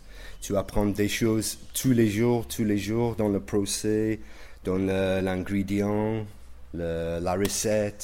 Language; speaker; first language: French; non-native, fluent; English